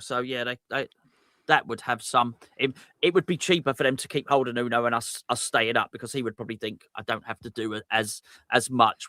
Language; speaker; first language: English; native; English